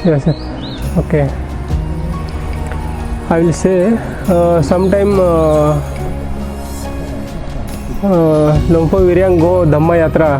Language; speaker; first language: English; non-native, learner; Kannada